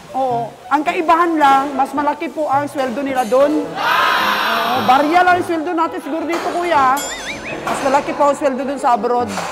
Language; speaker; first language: Filipino; non-native, local second language; Cebuano